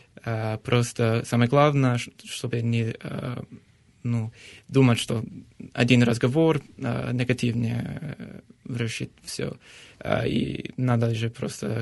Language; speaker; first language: Russian; non-native, fluent; English